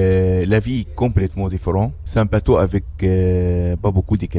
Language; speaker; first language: French; non-native, learner; Arabic